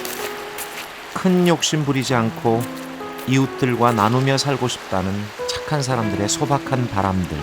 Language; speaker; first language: Korean; native; Korean